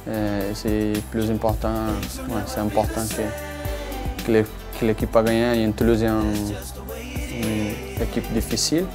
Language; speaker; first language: French; non-native, learner; Portuguese